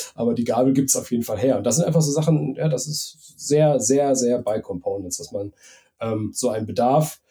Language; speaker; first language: German; native; German